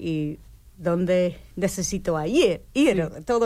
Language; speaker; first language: Spanish; non-native, learner; English